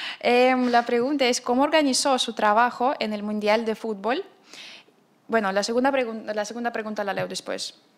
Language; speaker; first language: Spanish; non-native, fluent; Russian